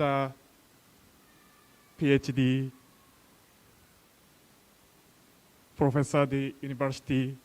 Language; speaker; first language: Indonesian; non-native, learner; Japanese